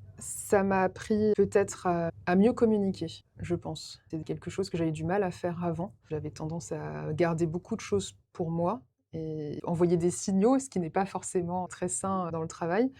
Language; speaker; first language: French; native; French